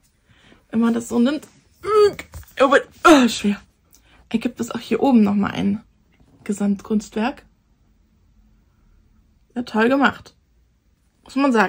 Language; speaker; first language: German; native; German